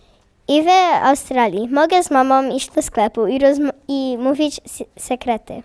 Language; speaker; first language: Polish; early bilingual, heritage; Polish